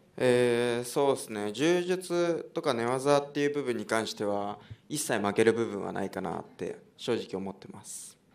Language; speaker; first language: Japanese; native; Japanese